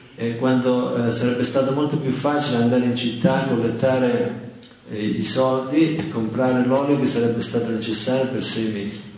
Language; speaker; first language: Italian; native; Italian